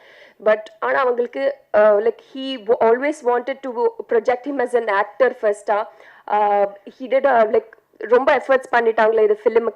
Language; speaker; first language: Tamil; non-native, learner; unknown